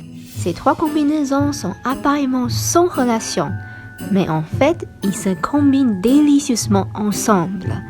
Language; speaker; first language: French; non-native, fluent; Chinese